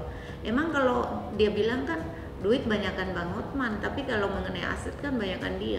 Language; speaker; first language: Indonesian; native; Indonesian